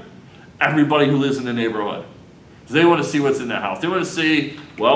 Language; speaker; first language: English; native; English